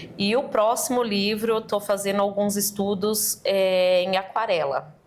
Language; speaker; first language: Portuguese; native; Portuguese